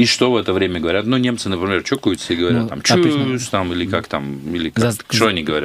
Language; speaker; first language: Russian; native; Russian